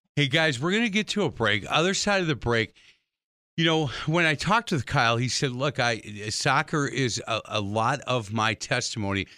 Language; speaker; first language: English; native; English